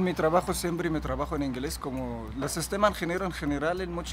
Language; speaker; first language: Spanish; non-native, learner; Arabic